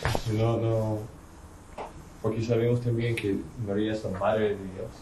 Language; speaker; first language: Spanish; non-native, learner; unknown